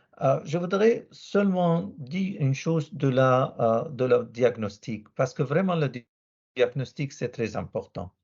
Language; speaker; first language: French; non-native, learner; Arabic